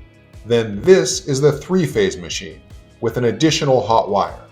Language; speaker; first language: English; native; English